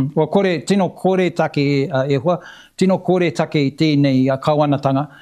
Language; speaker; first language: Māori; non-native, local second language; English